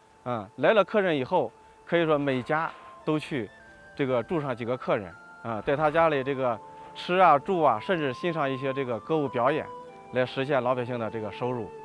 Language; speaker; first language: Chinese; native; Chinese